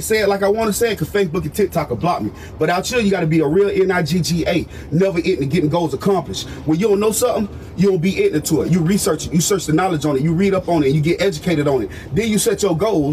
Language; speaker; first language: English; native; English